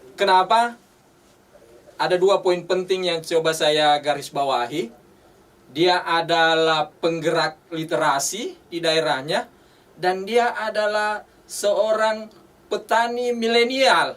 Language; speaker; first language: Indonesian; native; Indonesian